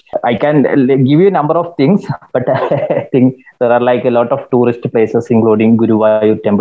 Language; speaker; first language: English; non-native, local second language; Malayalam